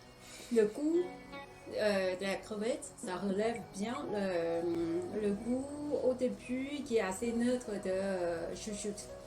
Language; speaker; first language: French; non-native, fluent; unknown